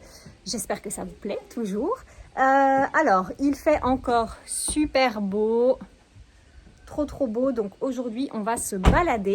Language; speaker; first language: French; native; French